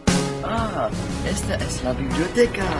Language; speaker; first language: Spanish; non-native, learner; English